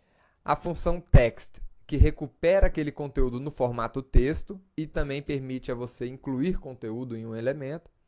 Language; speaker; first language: Portuguese; native; Portuguese